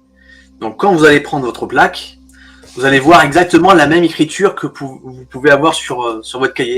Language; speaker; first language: French; native; French